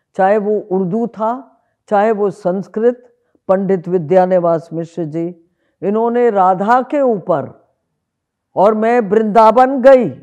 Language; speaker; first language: Hindi; native; Hindi